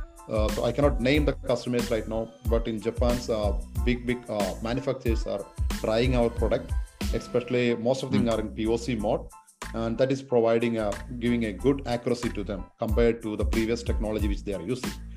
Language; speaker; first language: English; non-native, local second language; Malayalam